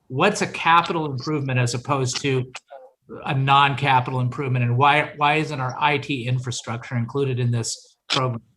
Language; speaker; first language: English; native; English